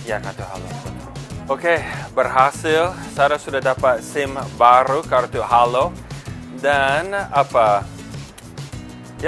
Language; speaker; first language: Indonesian; non-native, fluent; English